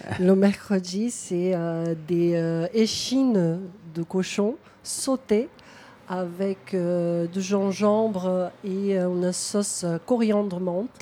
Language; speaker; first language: French; non-native, fluent; Portuguese